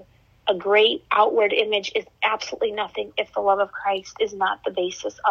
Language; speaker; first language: English; native; English